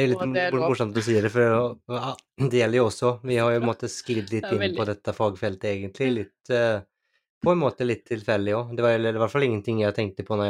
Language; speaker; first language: Norwegian; native; Norwegian